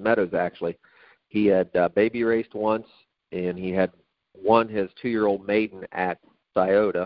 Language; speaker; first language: English; native; English